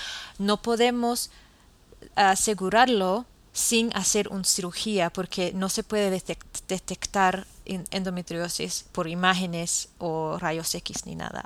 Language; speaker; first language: Spanish; non-native, fluent; English